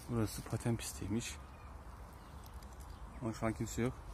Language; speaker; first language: Turkish; native; Turkish